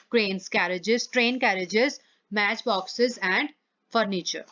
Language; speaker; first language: English; non-native, local second language; Punjabi